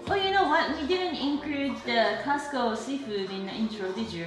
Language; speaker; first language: English; non-native, fluent; Japanese